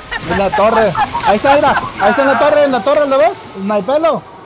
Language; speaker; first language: Spanish; native; Spanish